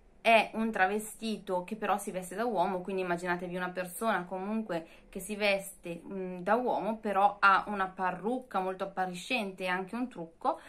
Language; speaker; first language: Italian; native; Italian